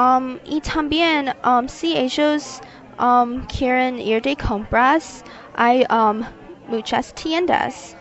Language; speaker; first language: Spanish; non-native, learner; English